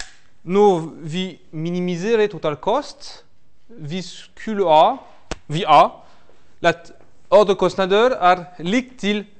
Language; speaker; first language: Norwegian; non-native, fluent; French